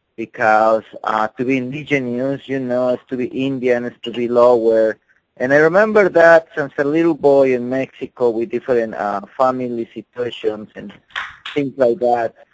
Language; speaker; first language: English; non-native, fluent; Spanish